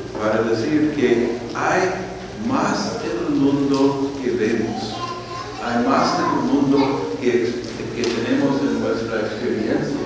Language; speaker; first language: Spanish; non-native, fluent; English